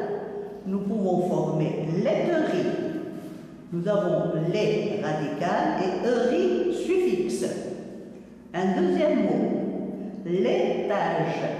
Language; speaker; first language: French; non-native, local second language; Arabic